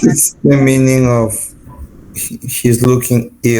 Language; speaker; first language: English; non-native, learner; Spanish